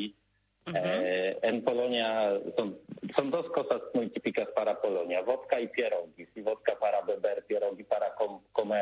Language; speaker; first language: Spanish; non-native, learner; Polish